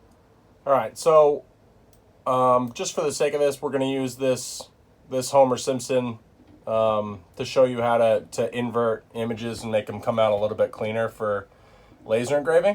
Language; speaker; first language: English; native; English